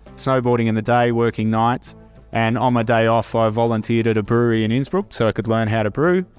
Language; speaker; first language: English; native; English